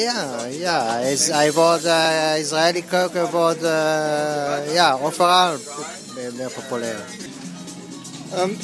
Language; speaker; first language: Dutch; non-native, learner; Hebrew